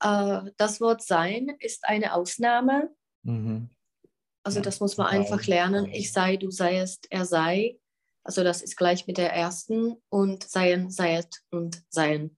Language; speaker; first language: German; non-native, fluent; Czech